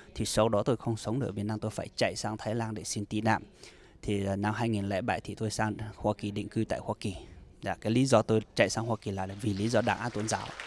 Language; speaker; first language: Vietnamese; non-native, local second language; Hmong